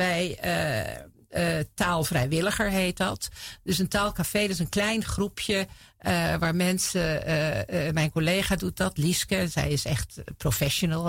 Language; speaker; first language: Dutch; native; Dutch